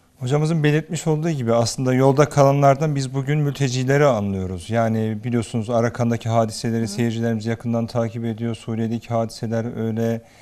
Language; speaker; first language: Turkish; early bilingual, heritage; Turkish